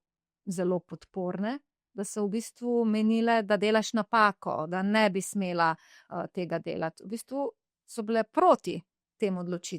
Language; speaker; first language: Slovenian; native; Slovenian